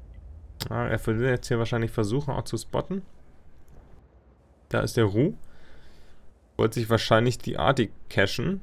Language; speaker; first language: German; native; German